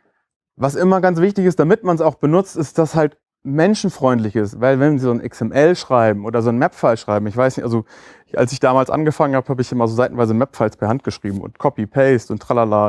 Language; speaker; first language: German; native; German